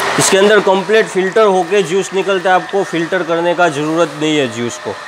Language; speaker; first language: Hindi; non-native, local second language; Gujarati